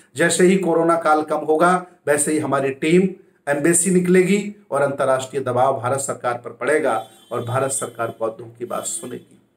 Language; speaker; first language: Hindi; native; Hindi